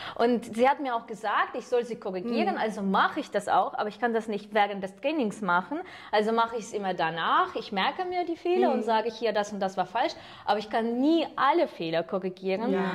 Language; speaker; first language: German; non-native, fluent; Ukrainian